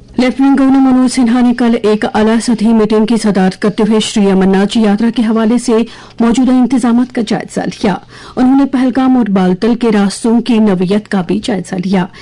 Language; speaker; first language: Urdu; non-native, local second language; Kashmiri